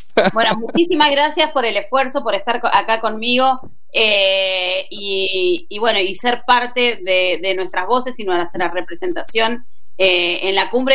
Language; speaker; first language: Spanish; native; Spanish